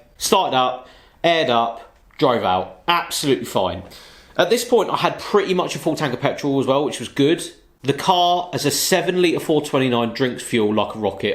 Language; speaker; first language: English; native; English